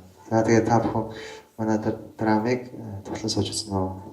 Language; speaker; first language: Mongolian; native; Mongolian